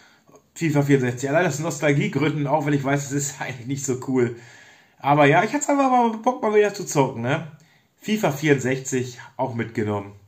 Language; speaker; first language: German; native; German